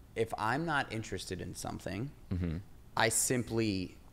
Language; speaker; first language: English; native; English